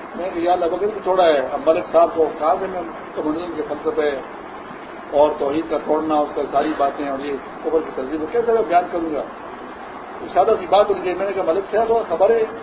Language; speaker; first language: Urdu; non-native, local second language; Pashto